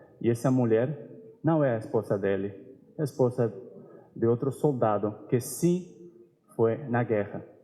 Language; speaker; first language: Portuguese; non-native, fluent; Spanish